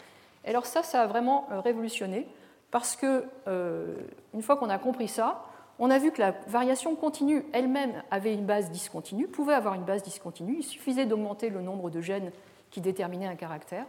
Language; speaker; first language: French; native; French